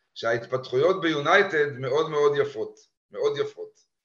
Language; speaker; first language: Hebrew; native; Hebrew